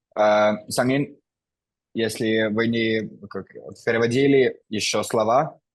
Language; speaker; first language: Russian; non-native, fluent; Finnish